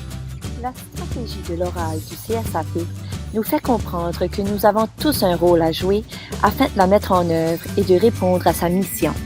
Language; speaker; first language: French; native; French